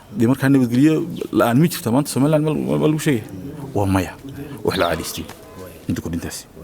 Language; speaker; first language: Somali; native; Somali